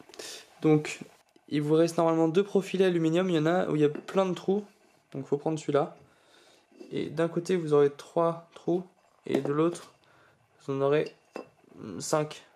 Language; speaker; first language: French; native; French